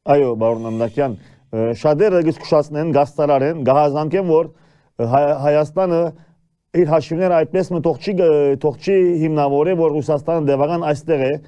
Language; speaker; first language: Armenian; early bilingual, heritage; Armenian